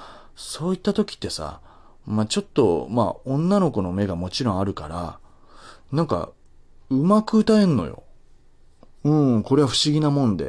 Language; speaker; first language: Japanese; native; Japanese